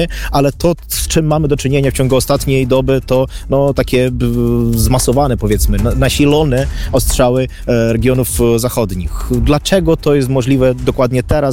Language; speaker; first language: Polish; non-native, fluent; Ukrainian